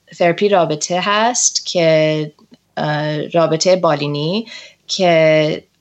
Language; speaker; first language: Persian; early bilingual, heritage; Persian